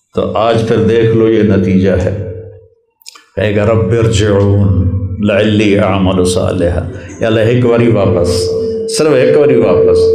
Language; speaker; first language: Urdu; non-native, local second language; Punjabi